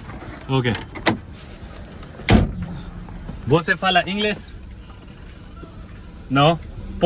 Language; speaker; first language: Portuguese; non-native, learner; Hindi